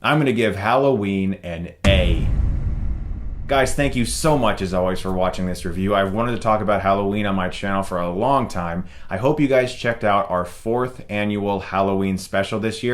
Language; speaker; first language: English; native; English